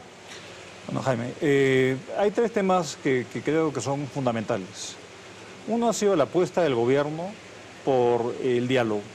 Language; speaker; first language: Spanish; native; Spanish